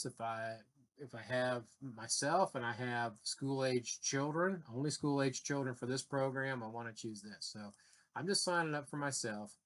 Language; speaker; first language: English; native; English